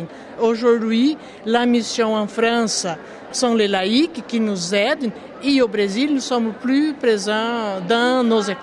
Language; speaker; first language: French; non-native, local second language; Portuguese